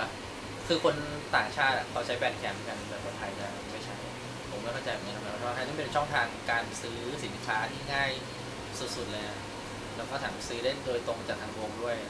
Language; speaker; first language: Thai; native; Thai